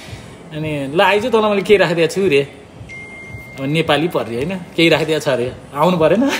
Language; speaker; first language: Nepali; native; Nepali